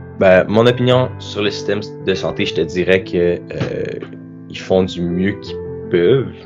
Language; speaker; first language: French; native; French